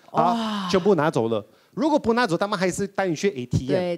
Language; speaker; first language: Chinese; non-native, fluent; Portuguese